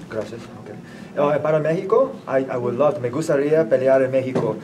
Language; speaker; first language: Spanish; non-native, learner; English